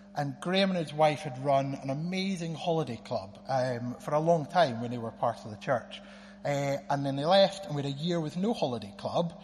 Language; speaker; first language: English; native; English